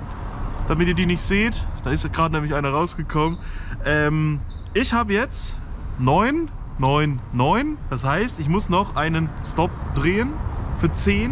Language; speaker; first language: German; native; German